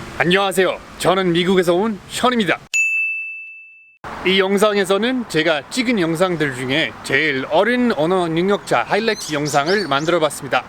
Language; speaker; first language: Korean; non-native, fluent; English